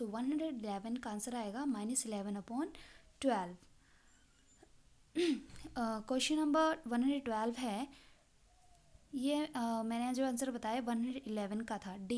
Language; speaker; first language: Hindi; native; Hindi